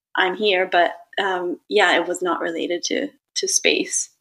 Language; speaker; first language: English; early bilingual, other home language; Italian